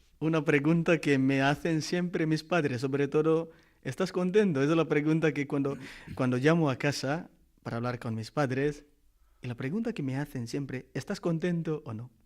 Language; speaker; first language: Spanish; non-native, fluent; Indonesian